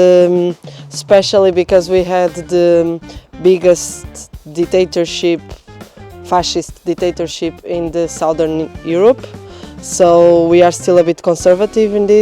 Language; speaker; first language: English; non-native, fluent; Portuguese